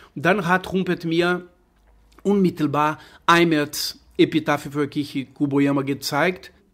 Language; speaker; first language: German; non-native, fluent; Portuguese